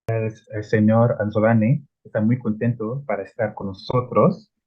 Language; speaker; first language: Spanish; non-native, learner; Italian